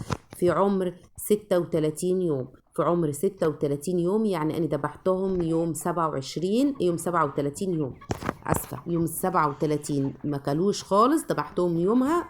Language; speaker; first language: Arabic; native; Arabic